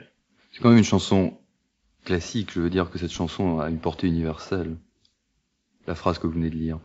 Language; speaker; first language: French; native; French